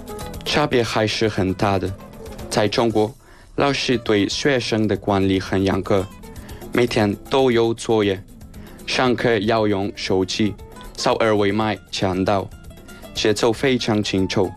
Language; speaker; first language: Chinese; non-native, fluent; Spanish